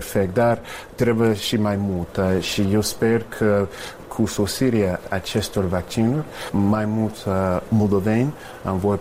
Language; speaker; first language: Romanian; non-native, fluent; English